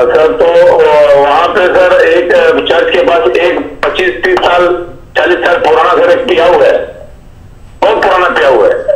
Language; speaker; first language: Hindi; non-native, local second language; Bangla